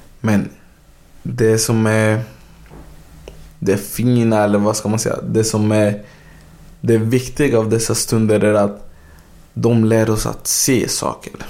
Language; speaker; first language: Swedish; early bilingual, other home language; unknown